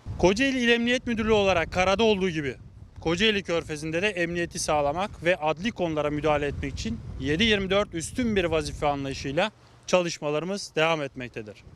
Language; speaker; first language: Turkish; native; Turkish